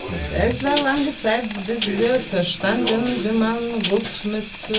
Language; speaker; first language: German; non-native, fluent; Bulgarian